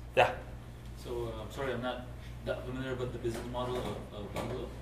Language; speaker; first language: English; native; English